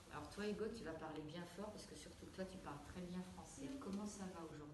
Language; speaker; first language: French; native; French